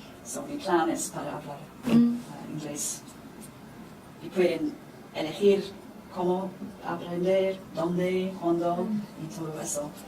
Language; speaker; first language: Spanish; non-native, learner; Japanese